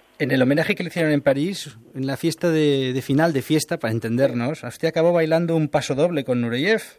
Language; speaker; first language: Spanish; non-native, local second language; Catalan